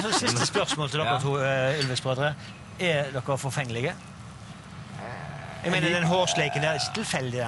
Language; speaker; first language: Norwegian; native; Norwegian